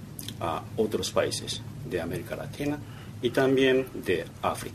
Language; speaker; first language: Spanish; non-native, fluent; Japanese